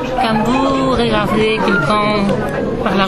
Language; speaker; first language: French; non-native, learner; Spanish